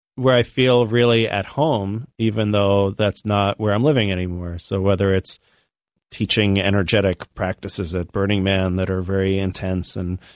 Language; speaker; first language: English; native; English